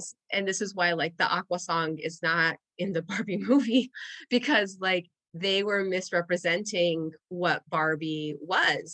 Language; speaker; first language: English; non-native, fluent; Spanish